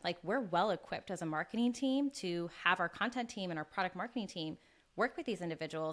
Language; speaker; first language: English; native; English